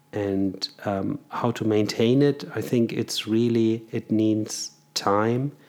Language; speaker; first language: English; non-native, fluent; German